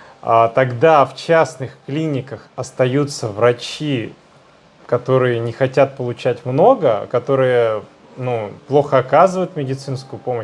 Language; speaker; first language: Russian; native; Russian